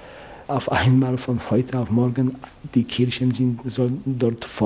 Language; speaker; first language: German; non-native, fluent; Polish